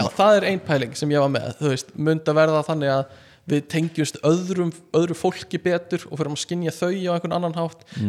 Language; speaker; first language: Icelandic; native; Icelandic